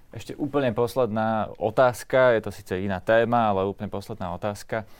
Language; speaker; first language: Slovak; native; Slovak